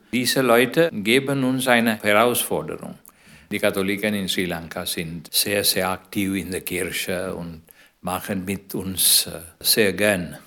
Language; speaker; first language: German; non-native, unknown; Sinhala